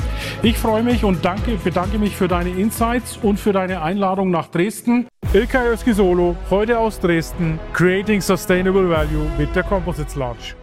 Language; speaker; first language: German; native; German